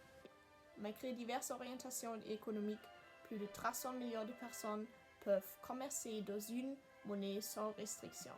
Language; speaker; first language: French; non-native, learner; German